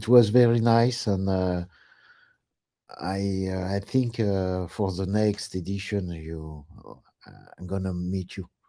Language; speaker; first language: English; non-native, learner; French